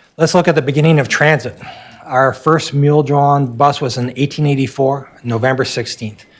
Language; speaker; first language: English; native; English